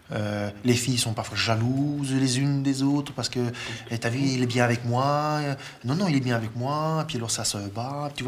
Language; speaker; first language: French; native; French